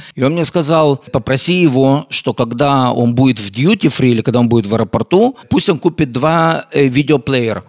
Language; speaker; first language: Russian; native; Russian